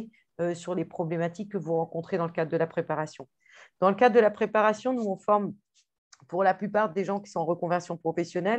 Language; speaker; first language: French; native; French